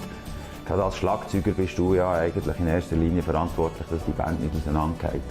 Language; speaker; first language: German; native; German